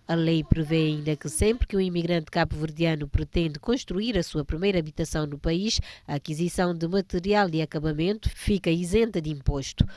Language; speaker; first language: Portuguese; non-native, local second language; Kabuverdianu